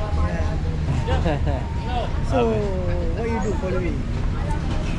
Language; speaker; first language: English; non-native, learner; Malay